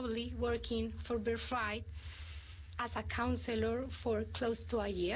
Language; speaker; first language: English; non-native, fluent; Spanish